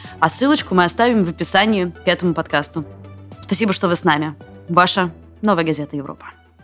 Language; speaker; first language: Russian; native; Russian